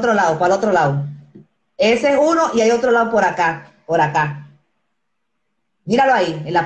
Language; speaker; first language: Spanish; native; Spanish